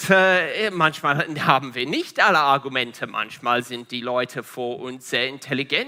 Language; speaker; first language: German; non-native, fluent; Italian